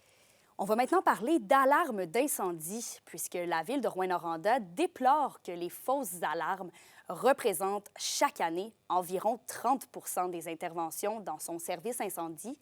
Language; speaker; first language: French; native; French